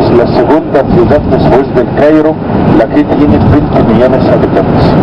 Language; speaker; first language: Spanish; non-native, fluent; Arabic